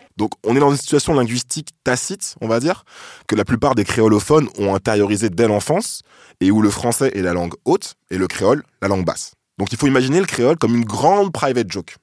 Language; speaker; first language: French; native; French